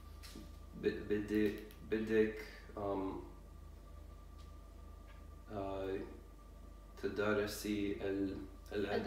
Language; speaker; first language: Arabic; non-native, learner; English